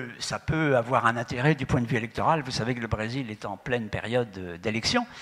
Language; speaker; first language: French; native; French